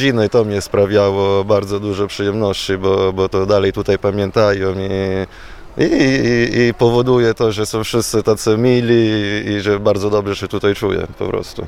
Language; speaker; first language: Polish; non-native, fluent; Italian